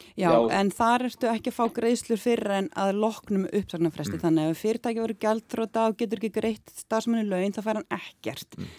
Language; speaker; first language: Icelandic; native; Icelandic